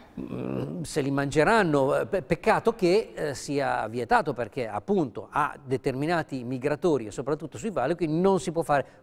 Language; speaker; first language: Italian; native; Italian